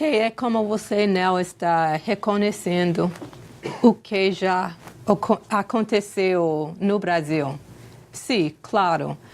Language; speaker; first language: Portuguese; non-native, fluent; English